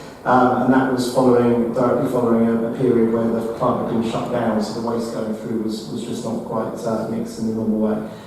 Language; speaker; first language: English; native; English